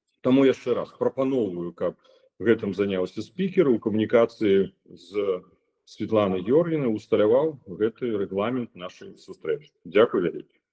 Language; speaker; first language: Belarusian; non-native, local second language; Russian